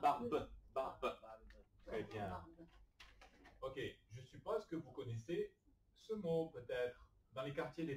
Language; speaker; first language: French; native; French